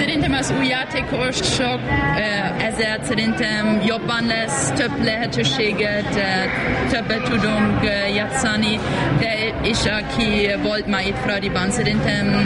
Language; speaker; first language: Hungarian; non-native, learner; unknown